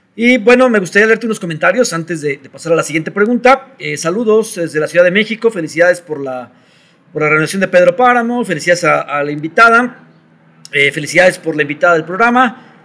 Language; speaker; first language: Spanish; native; Spanish